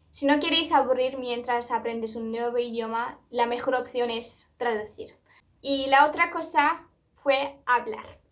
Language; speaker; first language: Spanish; non-native, fluent; Turkish